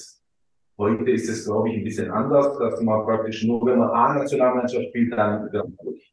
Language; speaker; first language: German; early bilingual, other home language; Croatian